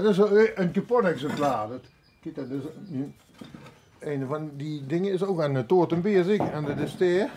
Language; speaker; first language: Dutch; native; Dutch